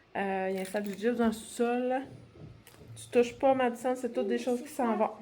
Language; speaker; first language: French; native; French